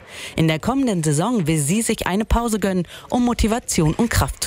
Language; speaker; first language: German; native; German